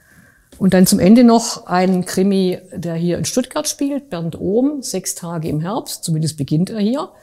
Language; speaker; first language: German; native; German